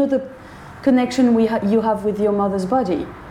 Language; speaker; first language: English; non-native, fluent; French